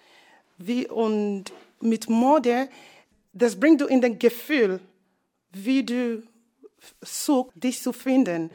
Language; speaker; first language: German; non-native, learner; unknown